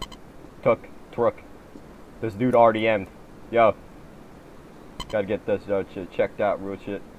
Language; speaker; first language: English; native; English